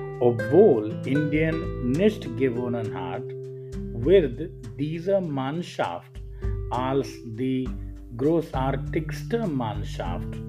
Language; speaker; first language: German; non-native, learner; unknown